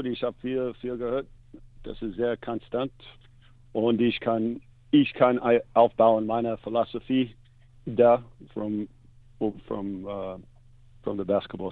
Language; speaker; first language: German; non-native, learner; English